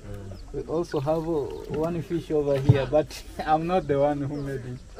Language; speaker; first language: English; non-native, fluent; Rundi